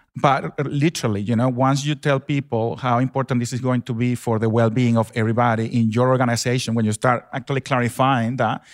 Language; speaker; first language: English; non-native, fluent; Spanish